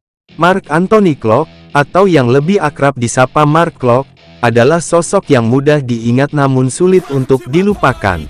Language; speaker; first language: Indonesian; native; Indonesian